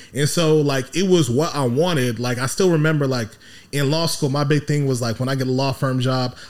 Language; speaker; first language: English; early bilingual, other home language; Yoruba